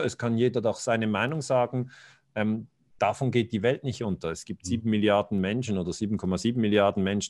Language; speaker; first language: German; native; German